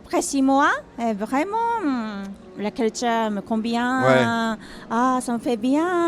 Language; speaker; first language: French; non-native, learner; Japanese